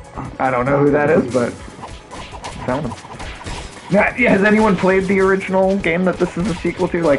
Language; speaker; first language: English; native; English